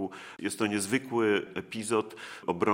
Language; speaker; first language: Polish; native; Polish